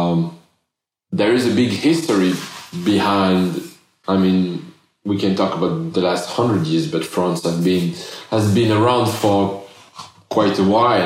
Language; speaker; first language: English; non-native, fluent; French